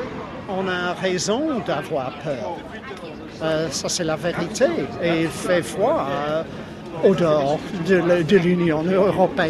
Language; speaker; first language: French; non-native, fluent; English